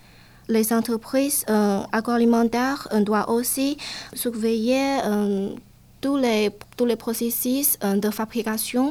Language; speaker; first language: French; non-native, learner; Chinese